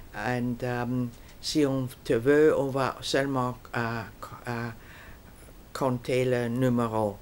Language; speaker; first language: French; non-native, fluent; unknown